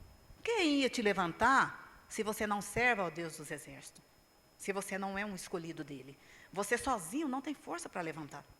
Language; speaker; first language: Portuguese; native; Portuguese